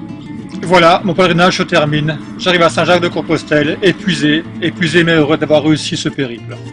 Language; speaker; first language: French; native; French